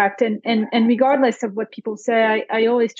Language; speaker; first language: English; non-native, fluent; French